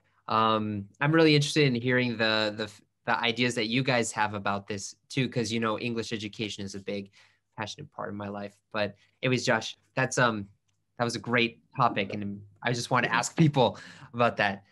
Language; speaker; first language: English; native; English